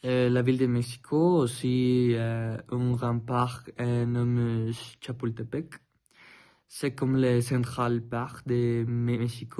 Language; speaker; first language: French; non-native, learner; Spanish